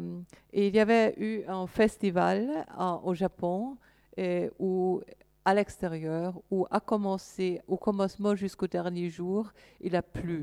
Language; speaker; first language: French; non-native, fluent; German